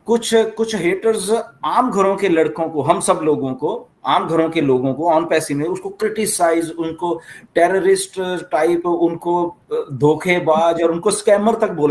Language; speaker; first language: Hindi; native; Hindi